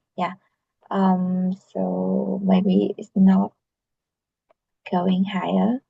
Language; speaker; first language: English; non-native, learner; Vietnamese